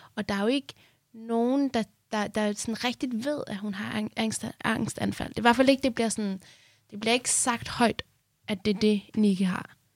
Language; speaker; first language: Danish; early bilingual, other home language; Persian